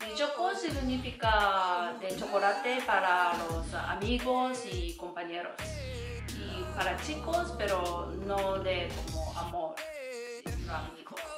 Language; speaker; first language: Spanish; non-native, learner; Japanese